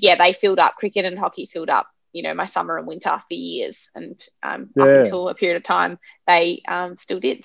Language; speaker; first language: English; native; English